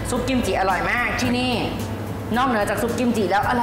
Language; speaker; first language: Thai; native; Thai